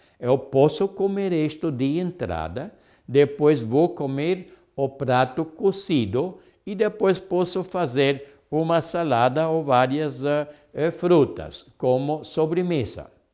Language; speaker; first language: Portuguese; non-native, fluent; German